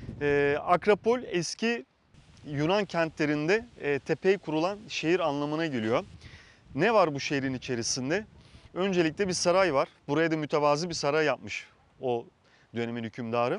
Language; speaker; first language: Turkish; native; Turkish